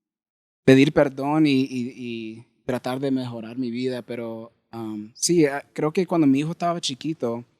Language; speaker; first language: Spanish; early bilingual, heritage; Spanish